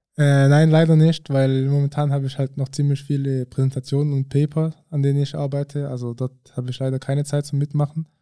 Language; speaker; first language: German; early bilingual, other home language; French